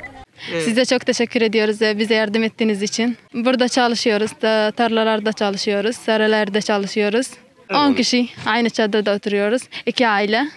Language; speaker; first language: Turkish; non-native, learner; Arabic